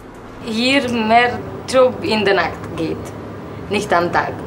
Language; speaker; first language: German; non-native, learner; Romanian